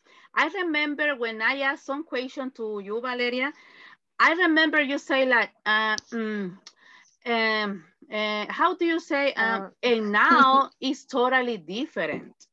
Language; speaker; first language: English; non-native, fluent; Spanish